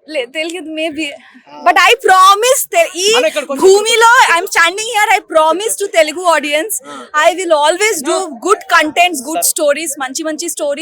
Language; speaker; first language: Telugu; non-native, learner; Hindi